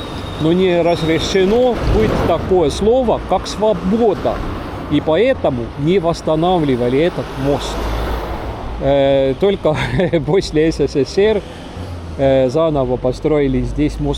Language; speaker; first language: Russian; non-native, local second language; Estonian